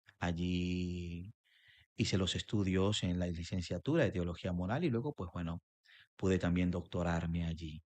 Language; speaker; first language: Spanish; native; Spanish